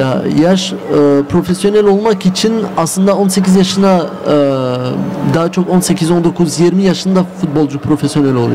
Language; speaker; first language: Turkish; early bilingual, heritage; Turkish